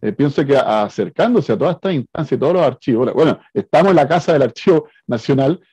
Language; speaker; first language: Spanish; native; Spanish